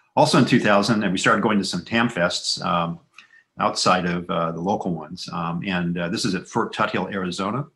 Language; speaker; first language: English; native; English